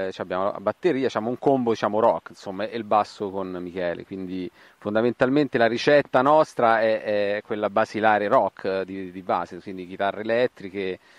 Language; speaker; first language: Italian; native; Italian